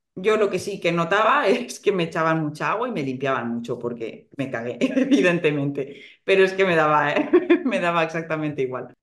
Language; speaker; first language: Spanish; native; Spanish